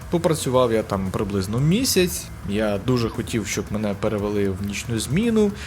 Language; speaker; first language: Ukrainian; early bilingual, other home language; Russian